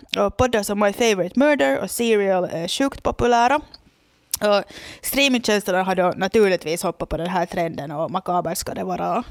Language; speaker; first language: Swedish; native; Swedish